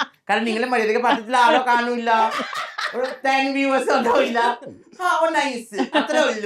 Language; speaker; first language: Malayalam; non-native, fluent; Assamese